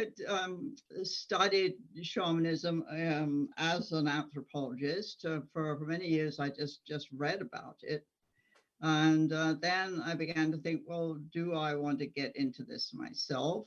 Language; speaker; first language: English; native; English